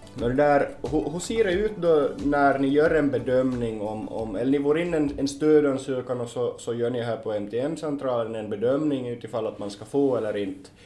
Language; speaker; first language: Swedish; native; Swedish